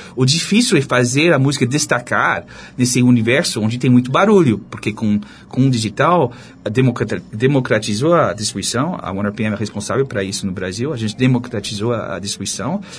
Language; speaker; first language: Portuguese; non-native, fluent; English